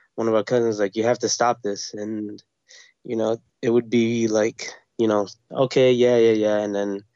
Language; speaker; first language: English; native; English